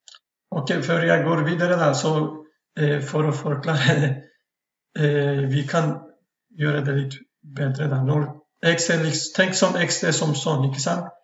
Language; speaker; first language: Norwegian; non-native, fluent; Turkish